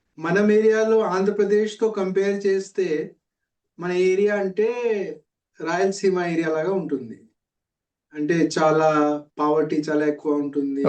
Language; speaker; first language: Telugu; non-native, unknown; Hindi